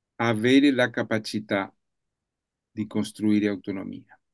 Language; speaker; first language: Italian; non-native, learner; Spanish